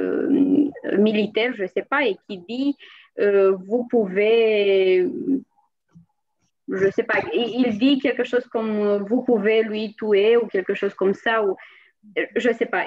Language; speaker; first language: French; non-native, fluent; Romanian